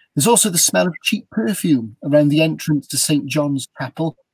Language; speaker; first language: English; native; English